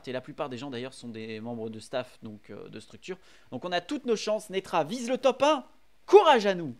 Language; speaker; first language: French; native; French